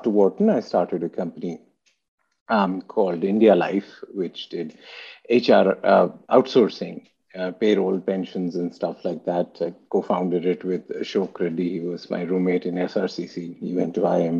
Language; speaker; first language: English; non-native, local second language; Hindi